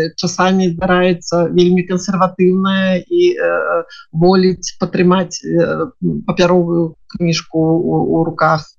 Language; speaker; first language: Belarusian; non-native, local second language; Russian